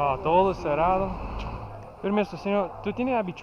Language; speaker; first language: Spanish; non-native, learner; English